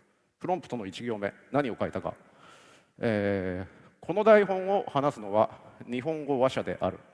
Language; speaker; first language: Japanese; native; Japanese